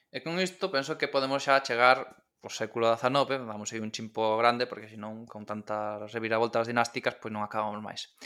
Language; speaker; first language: Galician; native; Galician